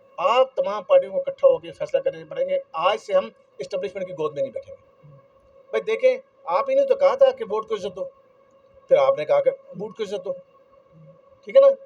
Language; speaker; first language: Urdu; non-native, local second language; Punjabi